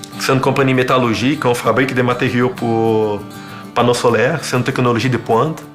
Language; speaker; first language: French; non-native, fluent; Portuguese